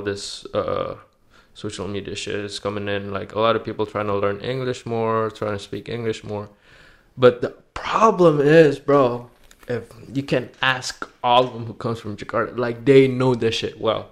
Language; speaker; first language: English; non-native, fluent; Indonesian